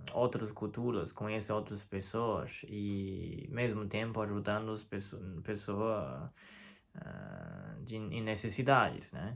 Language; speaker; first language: Portuguese; non-native, fluent; Chinese